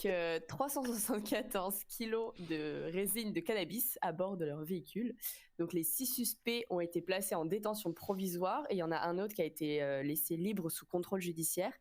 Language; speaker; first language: French; native; French